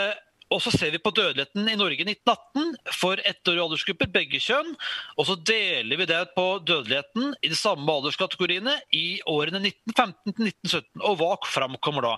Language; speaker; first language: Norwegian; native; Norwegian